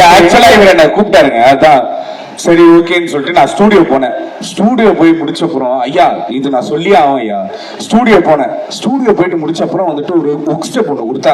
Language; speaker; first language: Tamil; native; Tamil